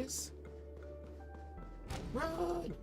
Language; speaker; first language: English; native; English